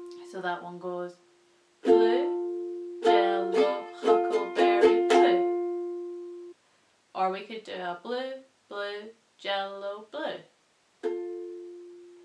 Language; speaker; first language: English; native; English